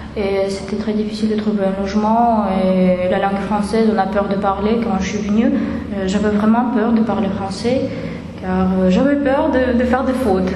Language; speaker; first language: French; non-native, fluent; Russian